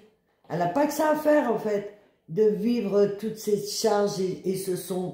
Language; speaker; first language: French; native; French